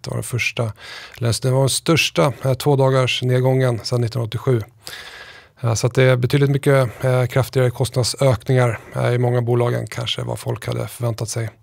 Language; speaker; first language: Swedish; native; Swedish